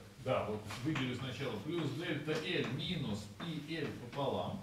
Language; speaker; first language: Russian; native; Russian